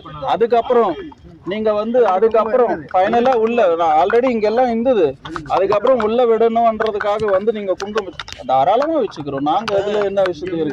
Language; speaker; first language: Tamil; native; Tamil